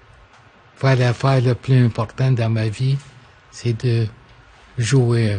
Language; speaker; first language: French; non-native, local second language; English